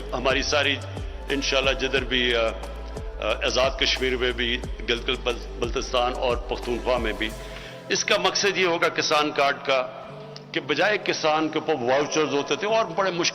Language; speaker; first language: Urdu; native; Urdu